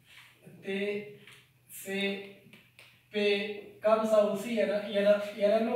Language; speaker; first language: French; non-native, learner; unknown